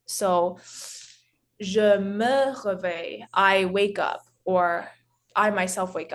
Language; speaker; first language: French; non-native, learner; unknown